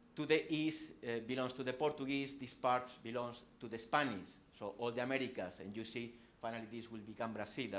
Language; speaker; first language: English; non-native, fluent; Spanish